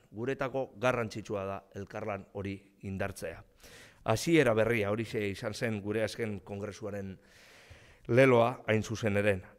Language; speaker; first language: Basque; non-native, local second language; Spanish